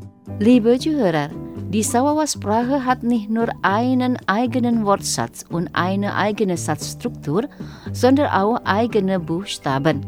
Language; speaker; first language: German; non-native, fluent; Indonesian